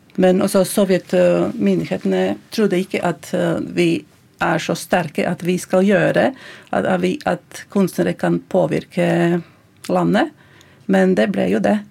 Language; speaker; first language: Norwegian; non-native, fluent; Latvian